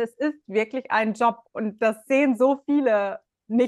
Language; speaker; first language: German; native; German